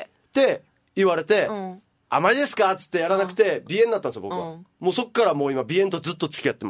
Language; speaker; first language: Japanese; native; Japanese